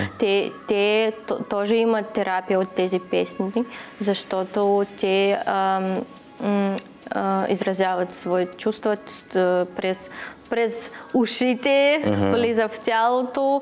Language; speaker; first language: Bulgarian; non-native, learner; Russian